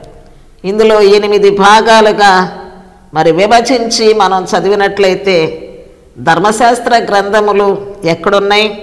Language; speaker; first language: Telugu; native; Telugu